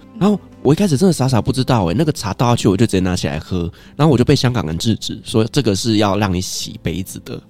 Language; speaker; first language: Chinese; native; Chinese